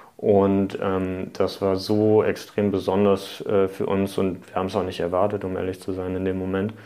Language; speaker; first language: German; early bilingual, other home language; Hungarian